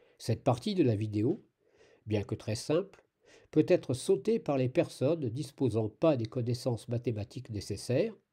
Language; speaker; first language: French; native; French